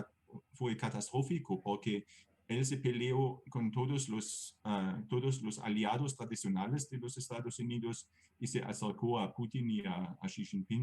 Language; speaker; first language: Spanish; non-native, fluent; German